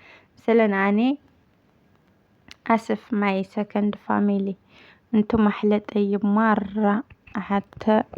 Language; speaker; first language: Arabic; non-native, learner; Amharic